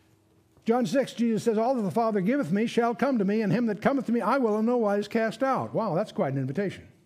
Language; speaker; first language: English; native; English